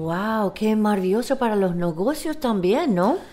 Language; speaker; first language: Spanish; non-native, learner; English